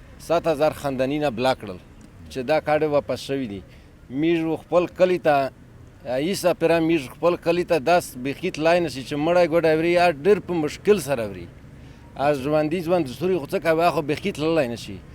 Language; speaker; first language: Pashto; native; Pashto